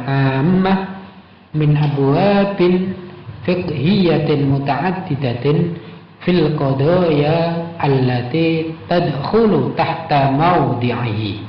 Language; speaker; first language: Arabic; non-native, fluent; Indonesian